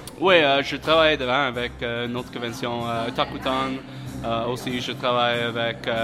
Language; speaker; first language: French; non-native, learner; English